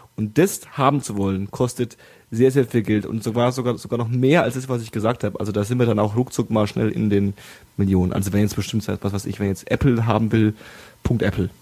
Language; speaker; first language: German; native; German